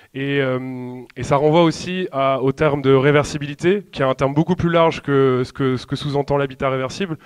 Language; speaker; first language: French; native; French